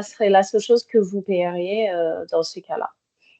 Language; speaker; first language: French; native; French